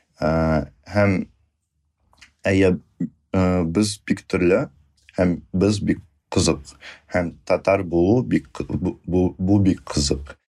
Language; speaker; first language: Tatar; non-native, fluent; Russian